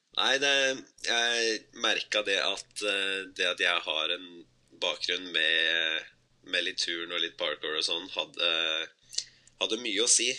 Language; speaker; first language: Norwegian; early bilingual, other home language; Spanish